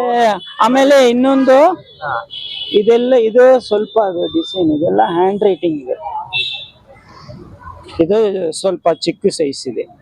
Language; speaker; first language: Kannada; non-native, local second language; Tamil